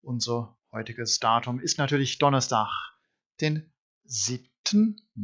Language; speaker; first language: German; non-native, fluent; English